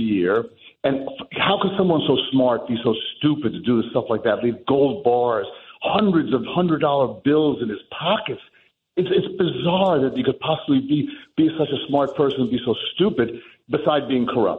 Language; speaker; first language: English; native; English